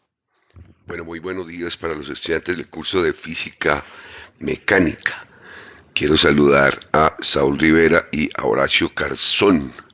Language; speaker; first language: Spanish; native; Spanish